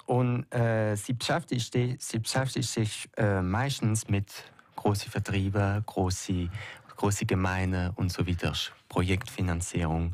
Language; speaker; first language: German; non-native, local second language; French